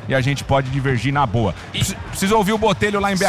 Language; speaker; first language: Portuguese; native; Portuguese